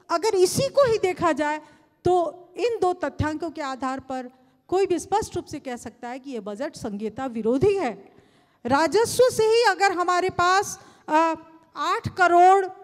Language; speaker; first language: Hindi; non-native, local second language; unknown